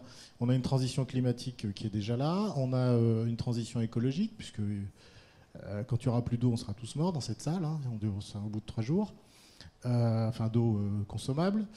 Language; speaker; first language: French; native; French